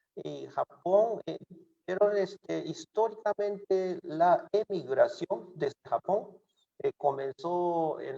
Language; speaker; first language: Spanish; non-native, fluent; Japanese